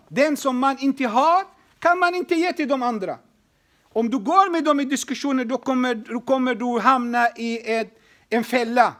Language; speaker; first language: Swedish; non-native, fluent; Arabic